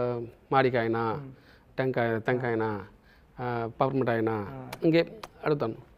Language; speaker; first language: Telugu; non-native, learner; Tamil